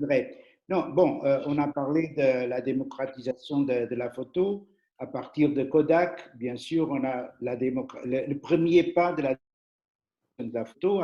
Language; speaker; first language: French; non-native, fluent; Portuguese